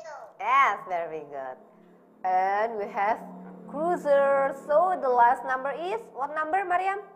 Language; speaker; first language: English; non-native, learner; Indonesian